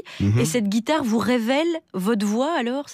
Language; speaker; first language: French; native; French